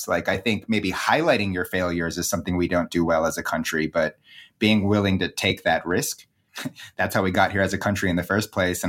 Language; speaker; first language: English; native; English